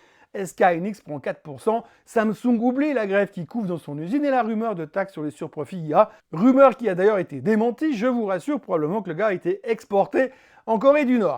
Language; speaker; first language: French; native; French